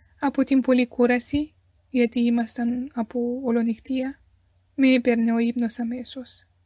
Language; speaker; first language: Greek; non-native, fluent; Romanian